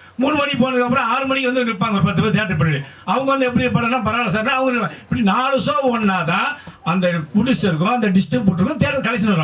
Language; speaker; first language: Tamil; native; Tamil